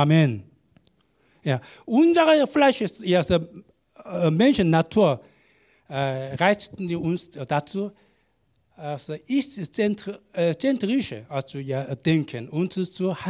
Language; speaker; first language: German; non-native, learner; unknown